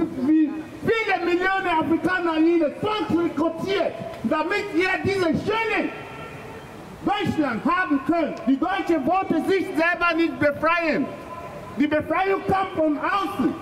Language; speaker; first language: German; non-native, fluent; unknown